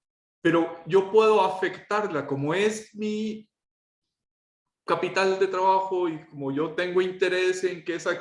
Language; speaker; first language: Spanish; native; Spanish